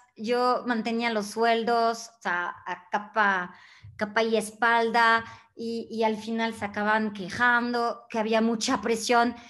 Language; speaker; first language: Spanish; non-native, fluent; French